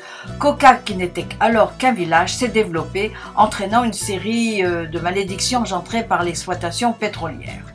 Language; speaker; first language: French; native; French